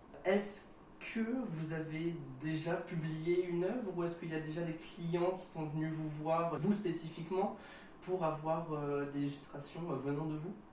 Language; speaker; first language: French; native; French